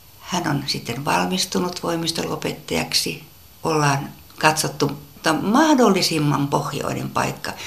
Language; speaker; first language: Finnish; native; Finnish